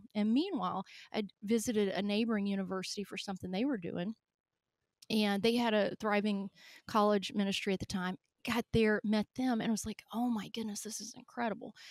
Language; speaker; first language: English; native; English